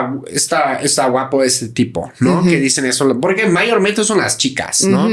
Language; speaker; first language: Spanish; native; Spanish